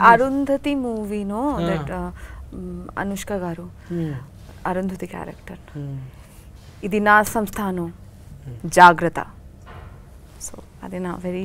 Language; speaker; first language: Telugu; non-native, learner; Bangla